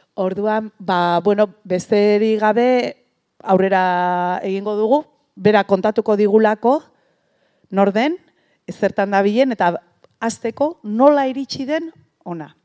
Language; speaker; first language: Basque; native; Basque